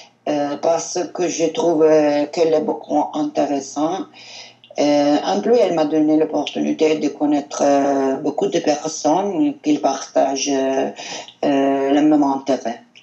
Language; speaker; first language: French; non-native, learner; Italian